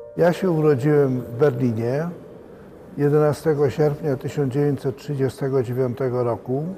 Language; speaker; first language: Polish; early bilingual, heritage; Polish